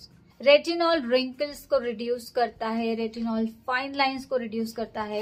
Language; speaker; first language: Hindi; native; Hindi